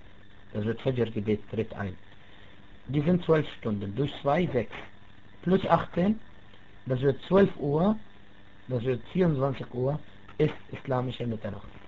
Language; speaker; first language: German; non-native, fluent; Arabic